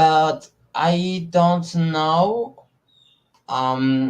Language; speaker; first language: English; non-native, learner; Spanish